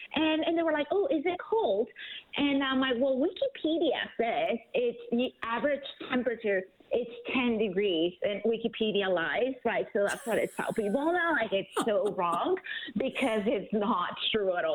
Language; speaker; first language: English; non-native, fluent; German